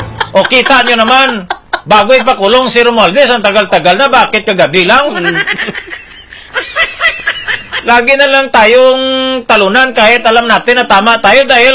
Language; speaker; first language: Filipino; non-native, local second language; Hiligaynon